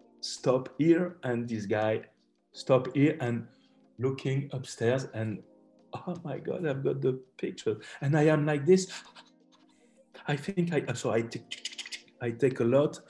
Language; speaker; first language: English; non-native, learner; French